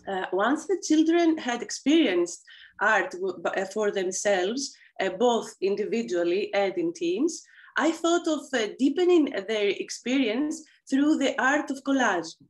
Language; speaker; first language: English; non-native, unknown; Greek